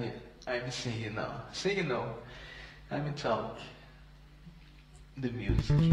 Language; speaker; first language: English; non-native, learner; Portuguese